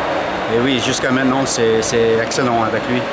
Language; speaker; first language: French; non-native, fluent; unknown